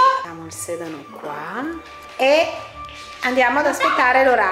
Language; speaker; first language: Italian; native; Italian